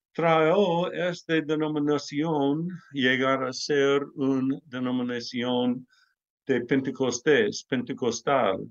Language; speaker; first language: Spanish; non-native, learner; English